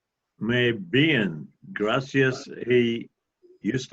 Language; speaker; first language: Spanish; non-native, learner; English